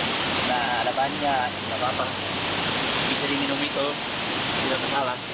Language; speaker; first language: Indonesian; non-native, learner; English